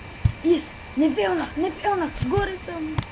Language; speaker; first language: Bulgarian; native; Bulgarian